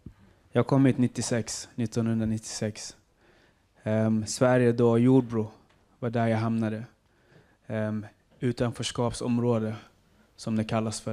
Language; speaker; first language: Swedish; non-native, fluent; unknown